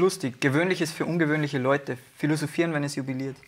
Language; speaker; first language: German; native; German